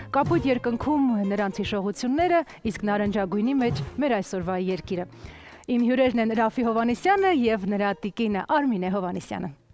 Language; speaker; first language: Armenian; native; Armenian